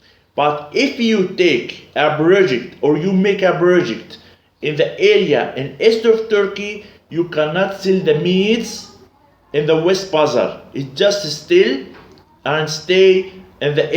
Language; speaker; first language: English; non-native, learner; Arabic